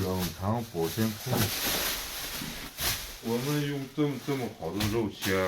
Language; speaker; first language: Chinese; non-native, local second language; Korean